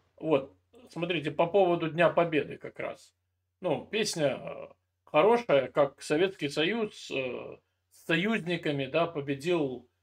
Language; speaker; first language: Russian; native; Russian